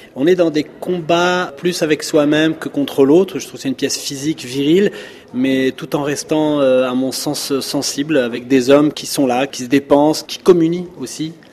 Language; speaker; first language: French; early bilingual, other home language; Arabic